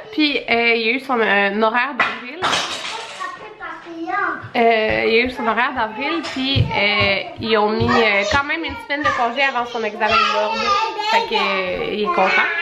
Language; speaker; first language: French; native; French